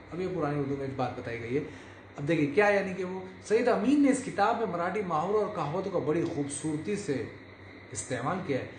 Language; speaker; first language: Urdu; native; Urdu